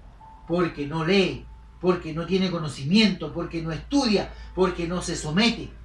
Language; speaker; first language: Spanish; native; Spanish